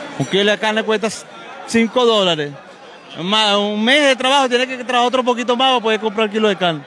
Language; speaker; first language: Spanish; native; Spanish